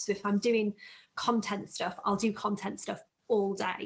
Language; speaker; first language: English; native; English